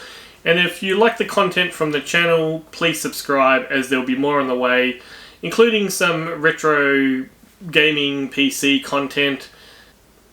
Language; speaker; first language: English; native; English